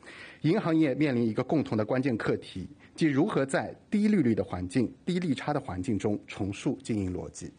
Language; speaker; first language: Chinese; native; Chinese